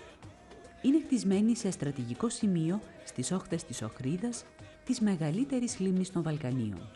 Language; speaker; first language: Greek; native; Greek